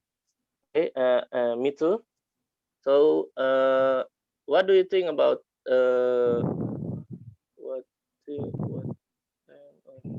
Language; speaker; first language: English; non-native, learner; Indonesian